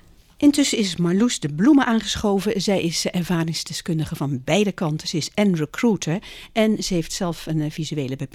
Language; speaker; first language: Dutch; native; Dutch